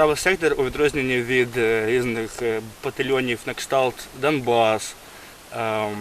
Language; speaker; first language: Ukrainian; non-native, fluent; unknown